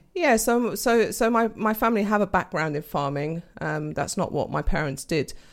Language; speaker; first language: English; native; English